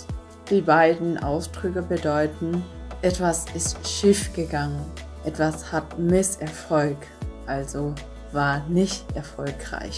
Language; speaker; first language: German; non-native, fluent; Vietnamese